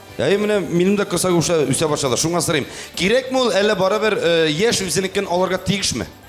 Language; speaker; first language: Tatar; native; Tatar